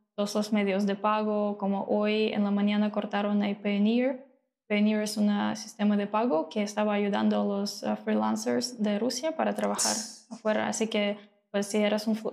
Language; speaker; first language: Spanish; non-native, fluent; Ukrainian